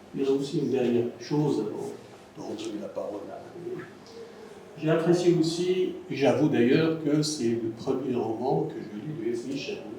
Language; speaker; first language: French; non-native, local second language; Arabic